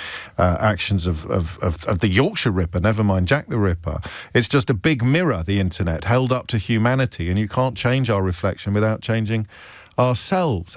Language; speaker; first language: English; native; English